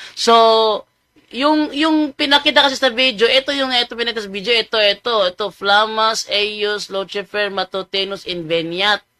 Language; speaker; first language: Filipino; non-native, local second language; Cebuano